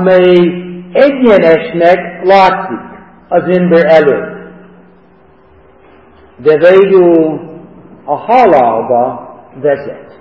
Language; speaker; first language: Hungarian; non-native, learner; English